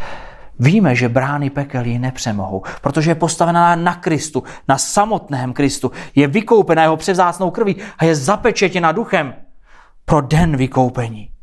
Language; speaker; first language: Czech; native; Czech